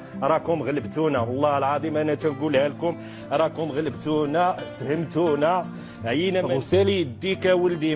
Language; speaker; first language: Arabic; native; Arabic